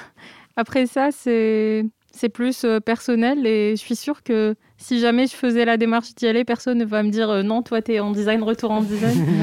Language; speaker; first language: French; non-native, local second language; Arabic